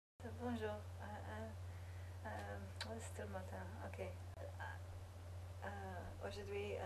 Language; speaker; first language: French; non-native, learner; English